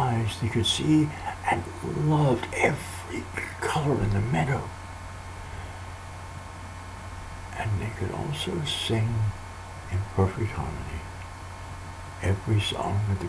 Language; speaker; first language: English; native; English